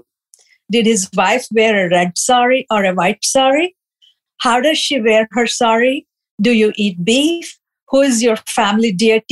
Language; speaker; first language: English; non-native, local second language; Telugu